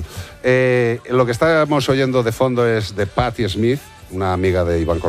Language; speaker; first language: Spanish; native; Spanish